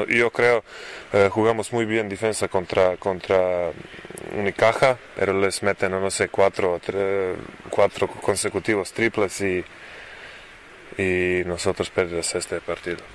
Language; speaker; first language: Spanish; non-native, learner; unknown